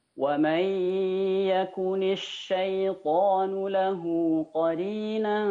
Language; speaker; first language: Arabic; non-native, fluent; Indonesian